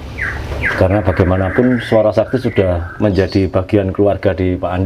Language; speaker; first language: Indonesian; native; Indonesian